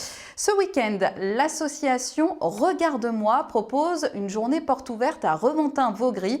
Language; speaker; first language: French; native; French